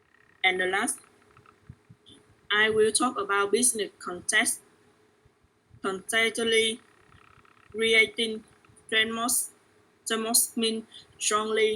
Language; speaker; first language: English; non-native, learner; Vietnamese